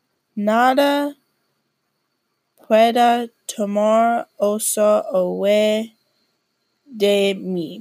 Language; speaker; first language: Spanish; non-native, learner; English